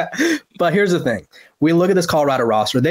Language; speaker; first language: English; native; English